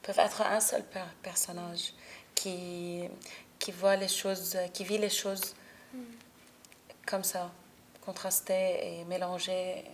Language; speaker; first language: French; non-native, local second language; Arabic